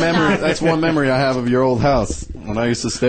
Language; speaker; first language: English; native; English